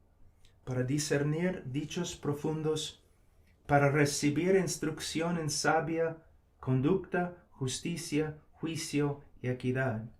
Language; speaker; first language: Spanish; non-native, fluent; English